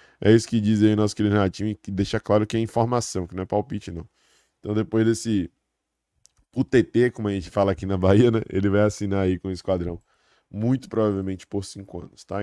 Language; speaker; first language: Portuguese; native; Portuguese